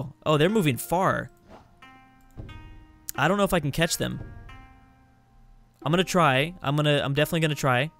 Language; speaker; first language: English; native; English